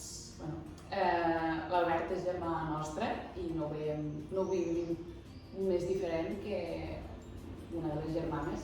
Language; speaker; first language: Catalan; native; Catalan